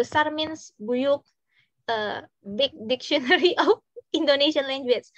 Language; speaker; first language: English; non-native, fluent; Indonesian